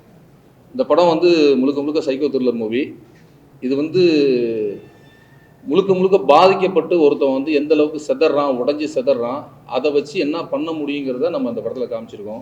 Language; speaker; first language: Tamil; native; Tamil